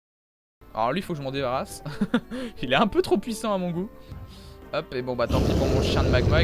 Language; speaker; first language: French; native; French